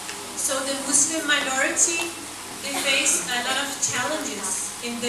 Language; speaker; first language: English; non-native, fluent; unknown